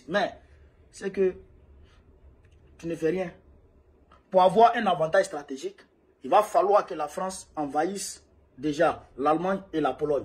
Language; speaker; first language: French; non-native, local second language; Bambara